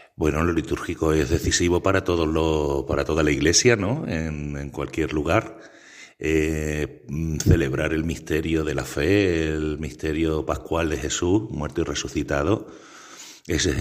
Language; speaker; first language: Spanish; native; Spanish